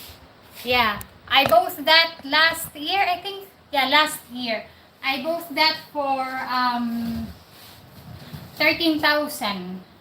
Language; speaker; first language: English; non-native, local second language; Cebuano